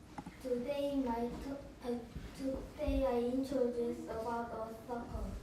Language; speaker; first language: English; non-native, learner; Korean